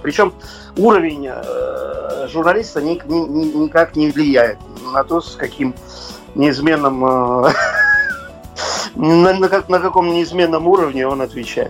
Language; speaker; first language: Russian; native; Russian